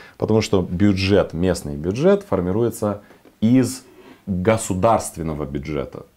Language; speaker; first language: Russian; non-native, local second language; Romanian